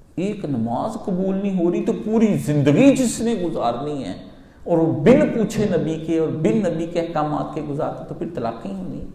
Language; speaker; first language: Urdu; non-native, local second language; Punjabi